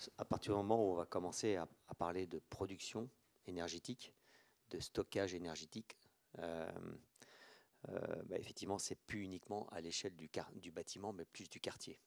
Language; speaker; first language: French; native; French